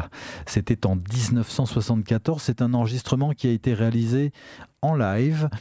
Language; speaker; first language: French; native; French